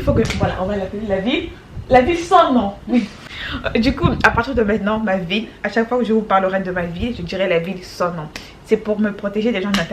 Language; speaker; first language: French; native; French